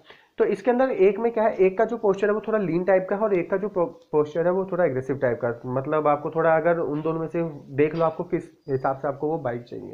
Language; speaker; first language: Hindi; native; Hindi